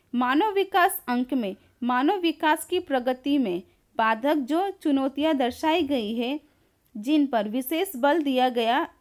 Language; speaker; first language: Hindi; non-native, local second language; Gujarati